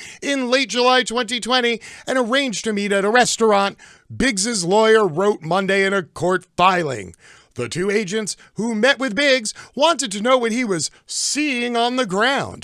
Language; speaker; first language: English; native; English